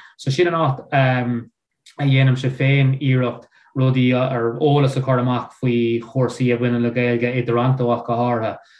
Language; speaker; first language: Irish; non-native, local second language; English